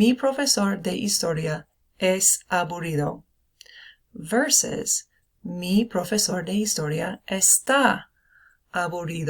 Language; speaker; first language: Spanish; non-native, fluent; English